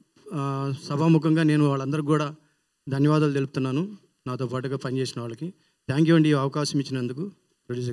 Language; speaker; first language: Telugu; native; Telugu